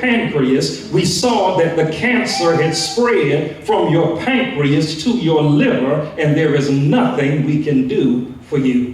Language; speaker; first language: English; native; English